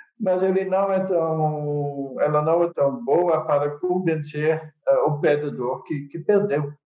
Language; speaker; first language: Portuguese; non-native, fluent; Dutch